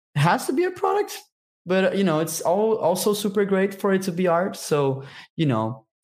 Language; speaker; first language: English; non-native, fluent; Portuguese